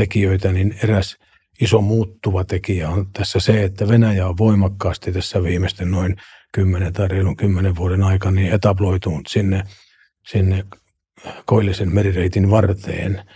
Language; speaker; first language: Finnish; native; Finnish